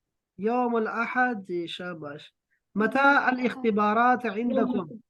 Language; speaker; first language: Arabic; non-native, fluent; Urdu